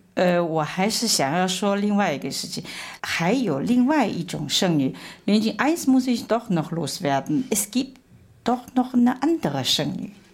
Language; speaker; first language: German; non-native, fluent; Chinese